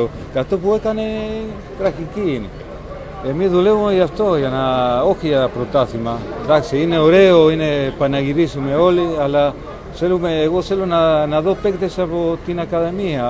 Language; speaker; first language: Greek; non-native, learner; Spanish